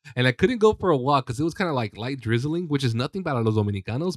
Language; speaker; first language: English; early bilingual, other home language; Spanish